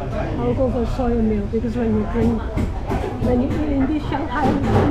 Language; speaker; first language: English; non-native, local second language; Cantonese